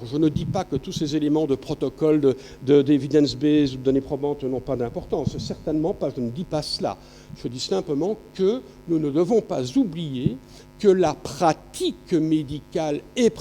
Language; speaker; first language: French; native; French